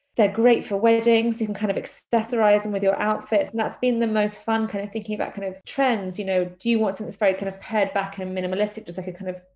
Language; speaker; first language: English; native; English